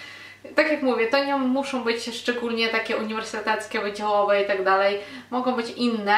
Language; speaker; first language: Polish; non-native, fluent; Ukrainian